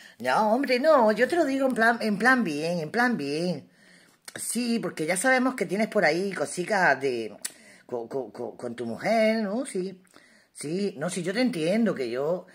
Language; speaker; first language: Spanish; native; Spanish